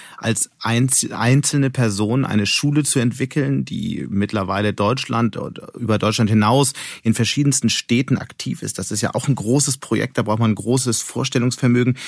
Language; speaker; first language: German; native; German